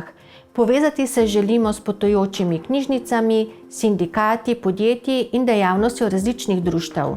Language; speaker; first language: Slovenian; native; Slovenian